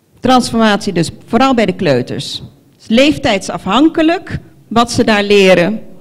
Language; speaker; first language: Dutch; non-native, local second language; Papiamento